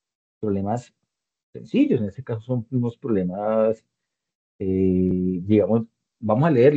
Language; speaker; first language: Spanish; native; Spanish